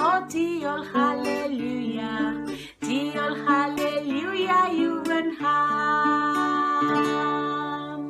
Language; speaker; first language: Welsh; non-native, fluent; Spanish